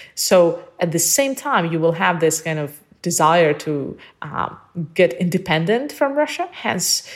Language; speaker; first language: English; early bilingual, other home language; Ukrainian